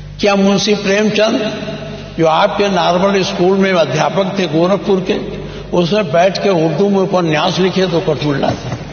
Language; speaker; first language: Hindi; native; Hindi